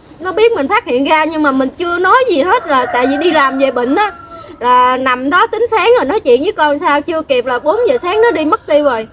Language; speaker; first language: Vietnamese; native; Vietnamese